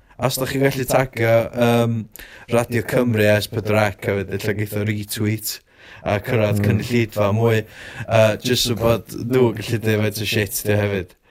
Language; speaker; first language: Welsh; native; Welsh